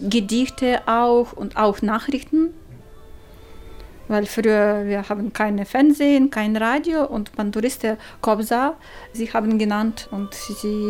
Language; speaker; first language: German; non-native, learner; Ukrainian